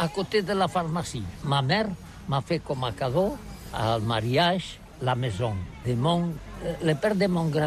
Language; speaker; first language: French; non-native, learner; Catalan